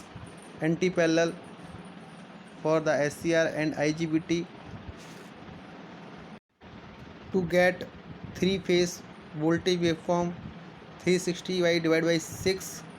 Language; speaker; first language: English; non-native, local second language; Hindi